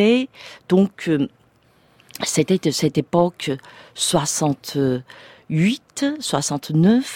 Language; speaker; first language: French; non-native, fluent; Chinese